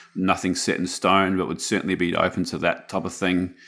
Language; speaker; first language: English; native; English